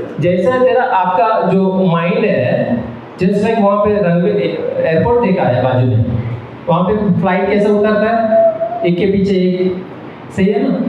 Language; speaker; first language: Hindi; non-native, local second language; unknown